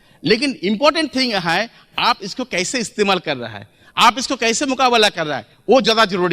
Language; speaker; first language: Hindi; non-native, local second language; Bangla